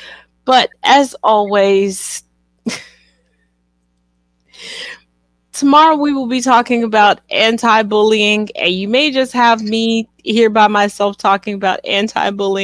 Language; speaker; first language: English; native; English